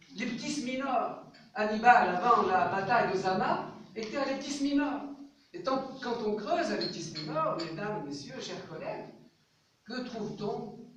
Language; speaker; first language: French; non-native, local second language; Arabic